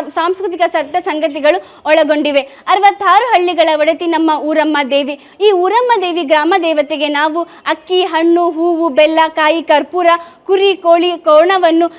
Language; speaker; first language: Kannada; native; Kannada